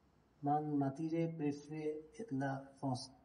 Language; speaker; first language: French; non-native, learner; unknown